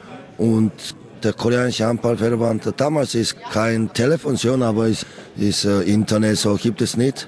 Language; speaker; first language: German; non-native, learner; Korean